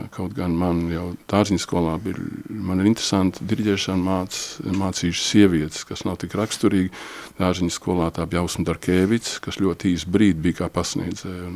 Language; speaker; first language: Latvian; native; Latvian